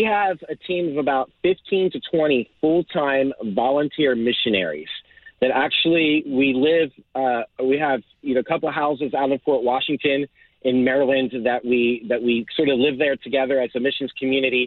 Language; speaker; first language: English; native; English